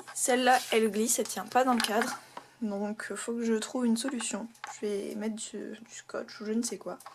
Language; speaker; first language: French; native; French